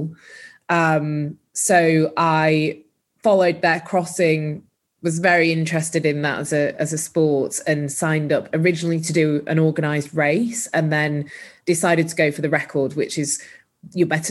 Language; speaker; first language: English; native; English